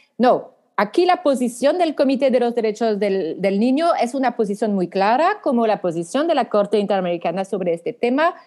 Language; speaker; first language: Spanish; non-native, fluent; French